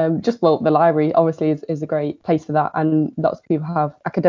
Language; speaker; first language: English; native; English